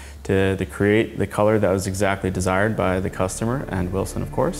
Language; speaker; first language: English; native; English